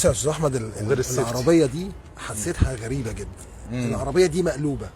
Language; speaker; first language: Arabic; native; Arabic